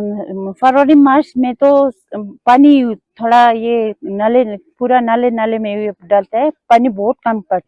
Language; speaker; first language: Hindi; non-native, local second language; Ladakhi